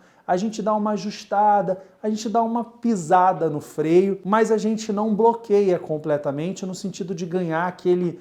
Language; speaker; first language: Portuguese; native; Portuguese